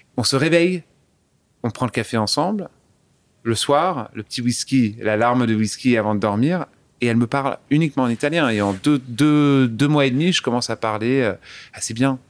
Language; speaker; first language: French; early bilingual, other home language; English